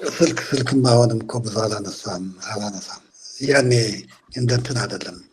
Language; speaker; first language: Amharic; non-native, local second language; Tigrinya